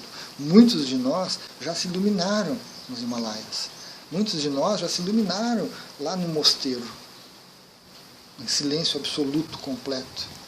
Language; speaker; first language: Portuguese; native; Portuguese